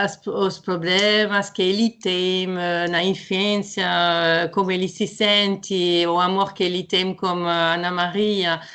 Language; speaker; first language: Portuguese; non-native, fluent; French